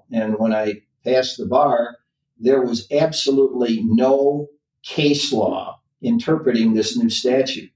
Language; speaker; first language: English; native; English